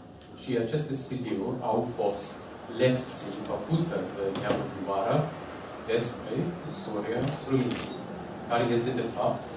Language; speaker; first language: Romanian; non-native, fluent; English